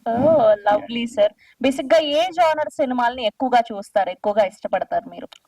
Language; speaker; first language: Telugu; native; Telugu